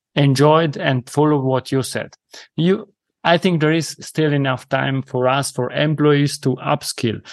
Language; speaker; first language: English; non-native, fluent; Italian